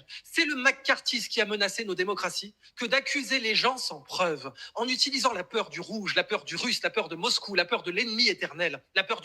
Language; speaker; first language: French; native; French